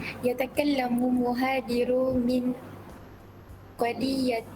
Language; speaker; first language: Arabic; non-native, learner; Malay